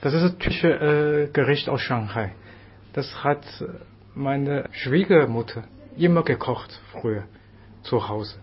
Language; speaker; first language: German; non-native, fluent; Chinese